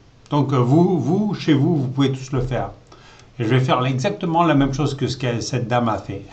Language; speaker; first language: French; native; French